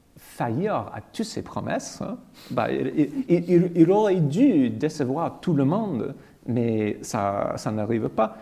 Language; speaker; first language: French; non-native, fluent; English